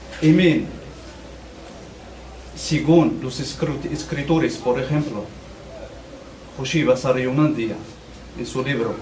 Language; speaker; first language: Spanish; non-native, fluent; Riffian